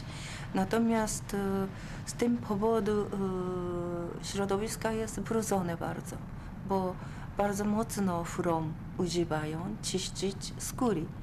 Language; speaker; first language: Polish; non-native, learner; Japanese